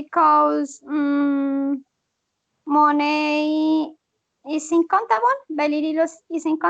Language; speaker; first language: English; non-native, learner; Spanish